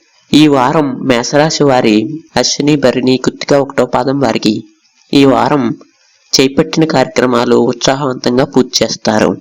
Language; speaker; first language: Telugu; native; Telugu